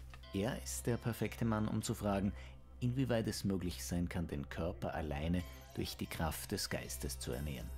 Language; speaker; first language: German; native; German